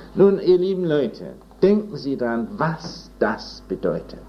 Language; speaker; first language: German; non-native, fluent; English